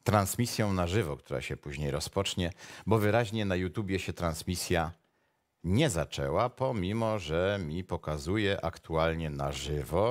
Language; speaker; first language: Polish; native; Polish